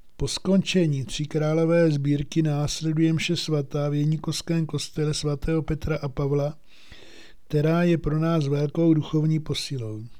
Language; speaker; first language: Czech; native; Czech